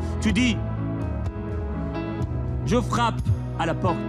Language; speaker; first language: French; native; French